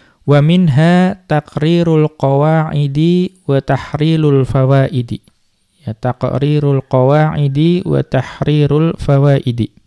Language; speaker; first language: Arabic; non-native, fluent; Indonesian